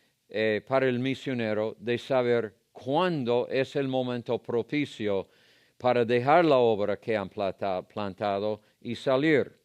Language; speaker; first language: Spanish; non-native, fluent; English